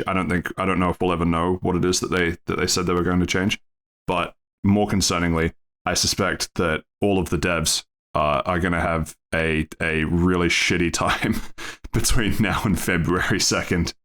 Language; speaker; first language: English; native; English